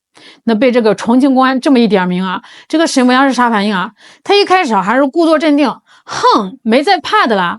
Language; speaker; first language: Chinese; native; Chinese